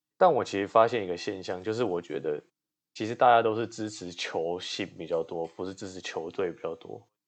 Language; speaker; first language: Chinese; native; Chinese